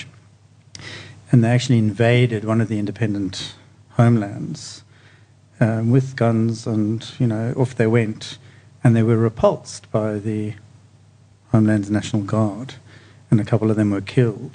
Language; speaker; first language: English; native; English